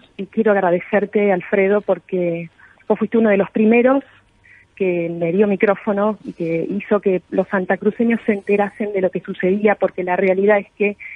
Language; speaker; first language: Spanish; native; Spanish